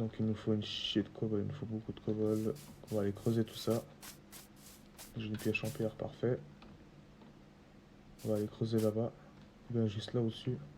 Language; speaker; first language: French; native; French